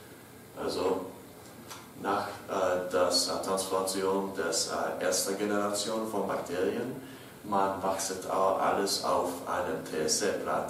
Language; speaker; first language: German; non-native, learner; English